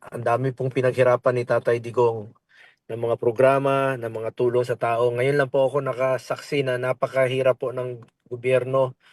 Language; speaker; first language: Filipino; non-native, local second language; Cebuano